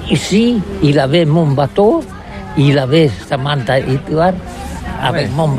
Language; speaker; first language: French; non-native, learner; Catalan